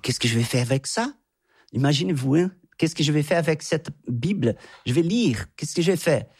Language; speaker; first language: French; non-native, fluent; Portuguese